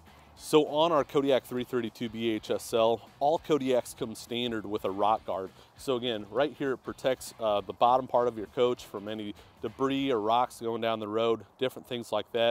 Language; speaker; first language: English; native; English